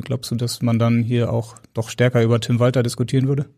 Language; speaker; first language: German; native; German